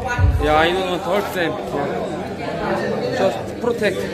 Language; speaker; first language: English; non-native, learner; Korean